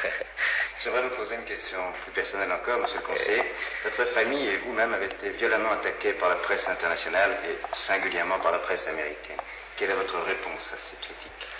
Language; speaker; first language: French; native; French